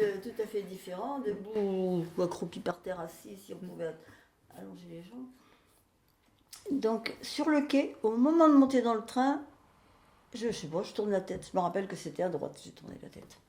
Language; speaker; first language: French; native; French